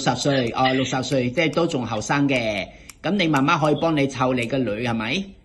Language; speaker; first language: Cantonese; native; Cantonese